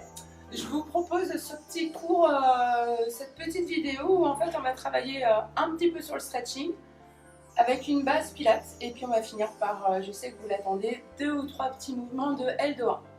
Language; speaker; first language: French; native; French